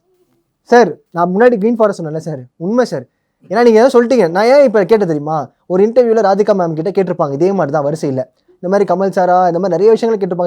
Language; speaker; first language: Tamil; native; Tamil